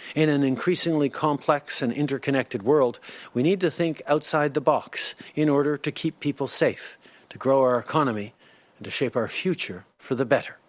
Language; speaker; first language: English; early bilingual, other home language; French